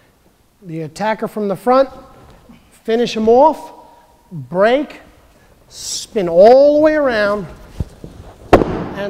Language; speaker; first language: English; native; English